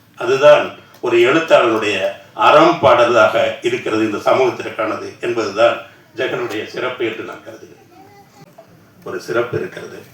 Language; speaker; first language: Tamil; native; Tamil